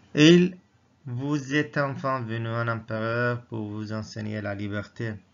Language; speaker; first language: French; non-native, local second language; Arabic